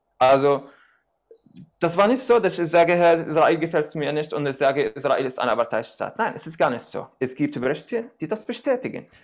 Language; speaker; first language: German; non-native, fluent; Arabic